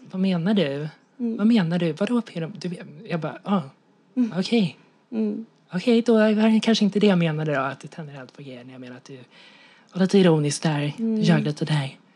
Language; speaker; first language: Swedish; native; Swedish